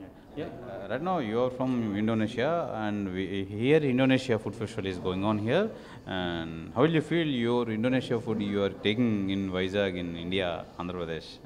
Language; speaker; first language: English; non-native, local second language; Telugu